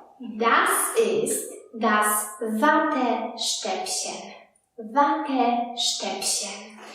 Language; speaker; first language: German; non-native, fluent; Polish